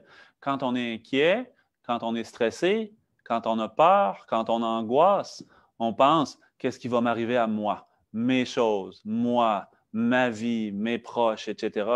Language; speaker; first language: French; native; French